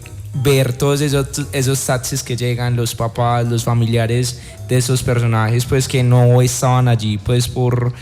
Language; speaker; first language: Spanish; native; Spanish